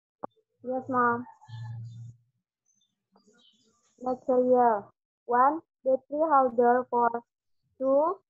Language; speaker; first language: English; non-native, learner; Indonesian